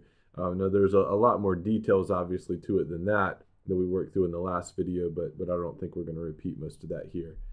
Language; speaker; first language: English; native; English